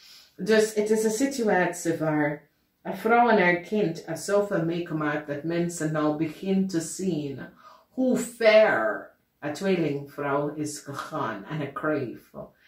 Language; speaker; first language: Dutch; non-native, fluent; English